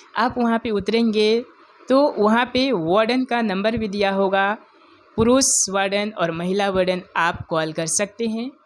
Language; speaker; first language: Hindi; non-native, local second language; Odia